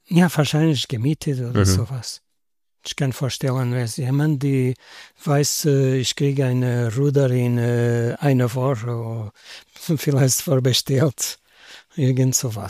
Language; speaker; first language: German; non-native, learner; Portuguese